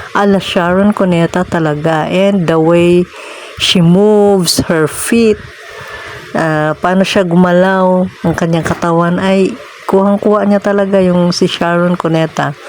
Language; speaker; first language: Filipino; native; Filipino